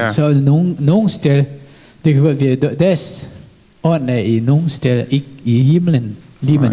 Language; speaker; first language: Danish; non-native, learner; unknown